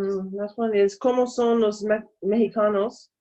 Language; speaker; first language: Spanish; non-native, learner; English